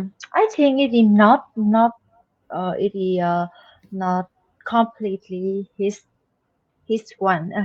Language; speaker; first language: English; non-native, learner; Vietnamese